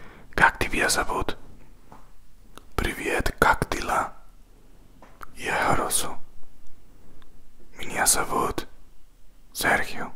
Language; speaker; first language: Russian; non-native, learner; Spanish